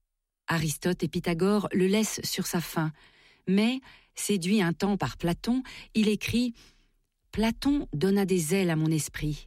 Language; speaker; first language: French; native; French